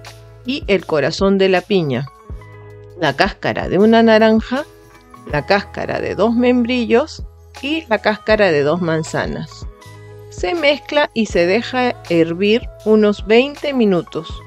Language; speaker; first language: Spanish; native; Spanish